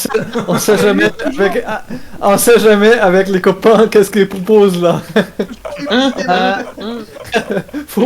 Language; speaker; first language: French; non-native, learner; German